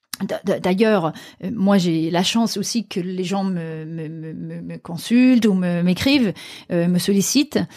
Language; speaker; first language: French; non-native, fluent; Danish